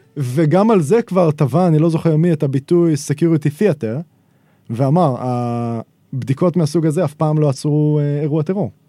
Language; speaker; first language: Hebrew; native; Hebrew